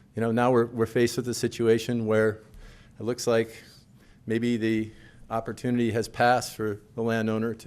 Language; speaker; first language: English; native; English